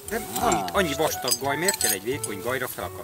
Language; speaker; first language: Hungarian; native; Hungarian